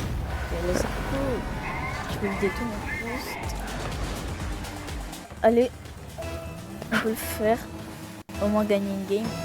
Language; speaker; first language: French; native; French